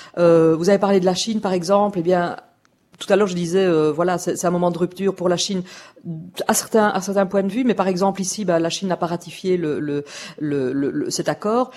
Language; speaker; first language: French; native; French